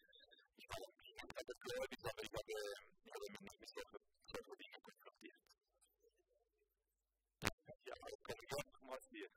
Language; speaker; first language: German; non-native, local second language; Italian